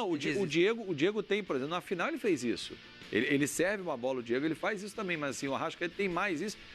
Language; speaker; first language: Portuguese; native; Portuguese